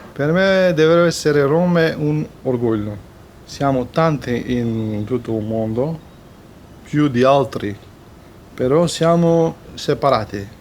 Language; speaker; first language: Italian; non-native, learner; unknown